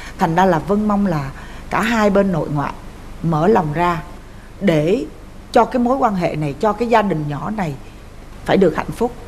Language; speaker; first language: Vietnamese; native; Vietnamese